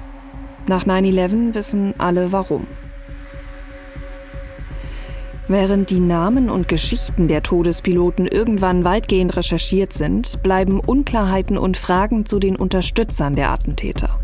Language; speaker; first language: German; native; German